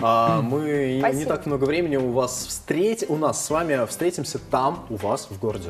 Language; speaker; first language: Russian; native; Russian